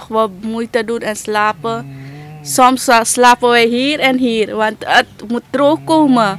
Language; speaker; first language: Dutch; non-native, local second language; Caribbean Hindustani